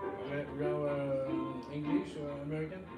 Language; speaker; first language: English; non-native, learner; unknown